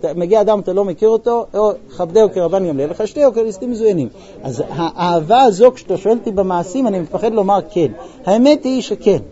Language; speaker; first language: Hebrew; non-native, fluent; English